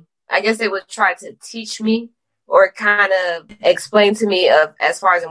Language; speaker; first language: English; native; English